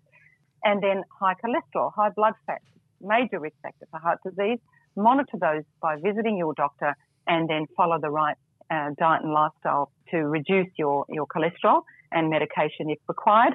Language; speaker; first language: English; native; English